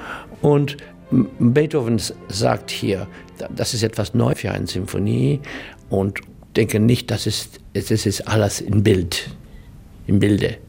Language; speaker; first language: German; non-native, learner; English